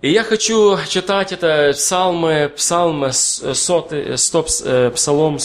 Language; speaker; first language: Polish; non-native, learner; Russian